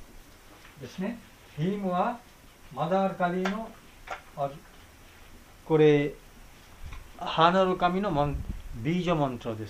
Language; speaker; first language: Japanese; non-native, fluent; Bangla